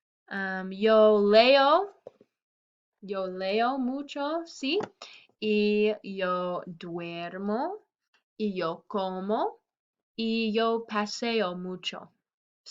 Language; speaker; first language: Spanish; non-native, fluent; English